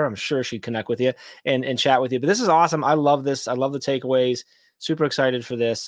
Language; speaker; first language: English; native; English